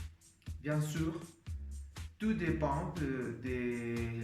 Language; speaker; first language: French; non-native, learner; Spanish